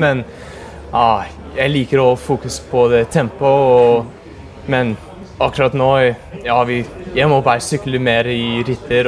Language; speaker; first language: Norwegian; early bilingual, heritage; English